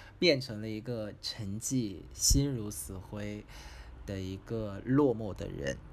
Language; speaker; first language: Chinese; non-native, fluent; Vietnamese